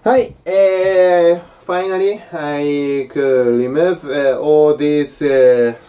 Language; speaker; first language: English; non-native, learner; Japanese